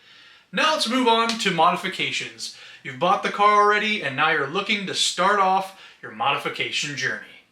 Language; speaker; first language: English; native; English